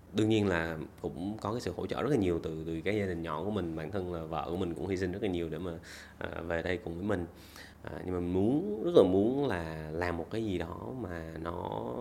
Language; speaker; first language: Vietnamese; native; Vietnamese